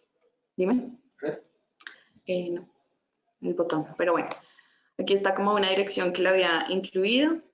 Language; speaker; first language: Spanish; native; Spanish